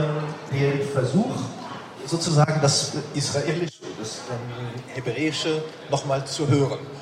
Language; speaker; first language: German; native; German